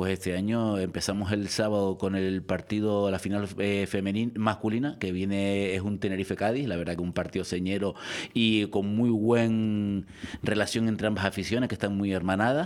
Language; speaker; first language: Spanish; native; Spanish